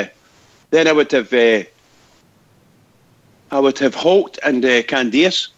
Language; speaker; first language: English; native; English